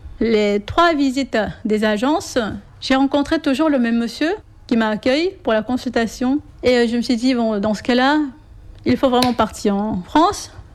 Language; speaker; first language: French; non-native, fluent; Korean